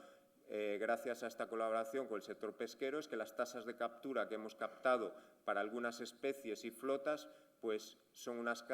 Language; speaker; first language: Spanish; native; Spanish